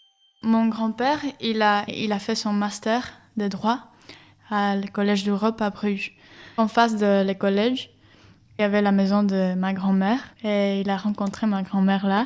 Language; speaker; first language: French; non-native, learner; Spanish